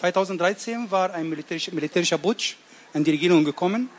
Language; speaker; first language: German; non-native, learner; Arabic